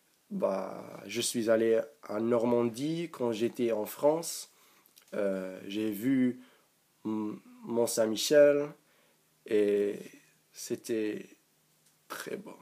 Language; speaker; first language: French; non-native, learner; English